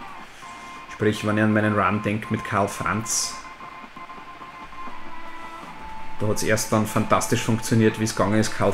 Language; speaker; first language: German; native; German